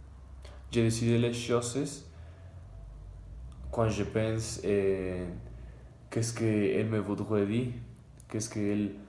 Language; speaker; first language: French; non-native, learner; Spanish